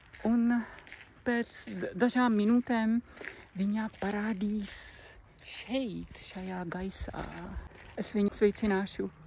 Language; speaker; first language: Latvian; non-native, fluent; Czech